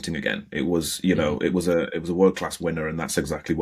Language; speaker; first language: English; native; English